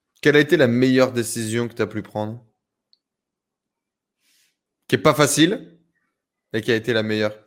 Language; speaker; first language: French; native; French